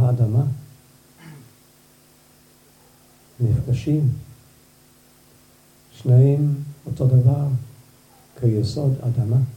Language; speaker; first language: Hebrew; non-native, fluent; English